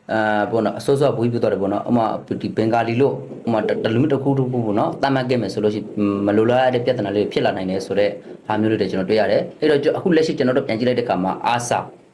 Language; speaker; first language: Burmese; native; Burmese